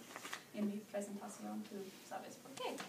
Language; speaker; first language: Spanish; non-native, learner; English